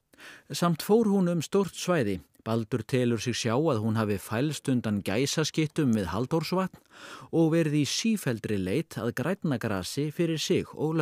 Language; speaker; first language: Icelandic; native; Icelandic